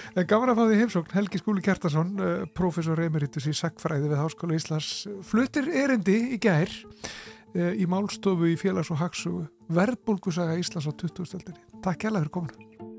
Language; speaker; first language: Icelandic; native; Icelandic